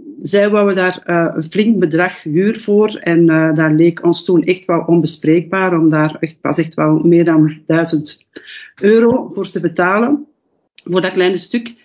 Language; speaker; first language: Dutch; native; Dutch